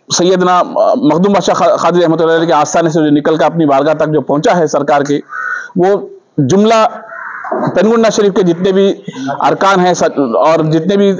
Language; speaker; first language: Urdu; native; Urdu